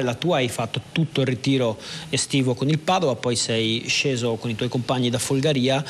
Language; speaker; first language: Italian; native; Italian